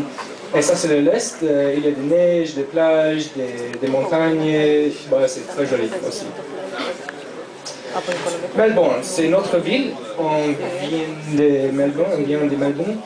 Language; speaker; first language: French; non-native, fluent; English